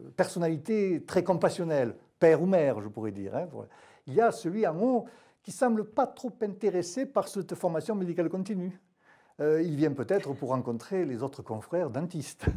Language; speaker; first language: French; native; French